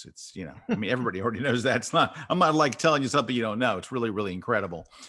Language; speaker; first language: English; native; English